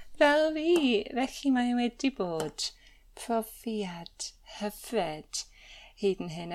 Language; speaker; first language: Welsh; non-native, fluent; English